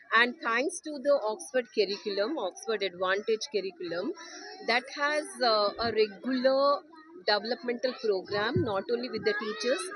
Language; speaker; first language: English; non-native, local second language; Telugu